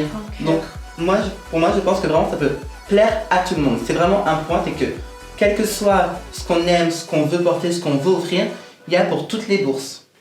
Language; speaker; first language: French; native; French